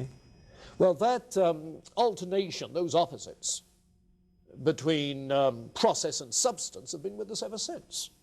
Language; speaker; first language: English; native; English